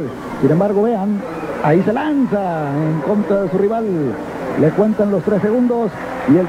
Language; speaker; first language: Spanish; native; Spanish